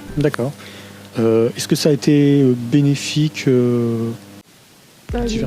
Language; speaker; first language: French; native; French